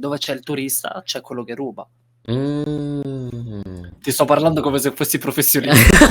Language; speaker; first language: Italian; non-native, fluent; Romanian